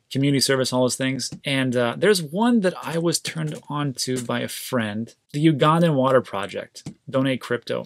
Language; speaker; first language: English; native; English